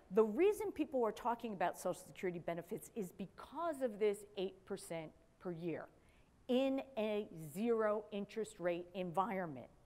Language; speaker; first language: English; native; English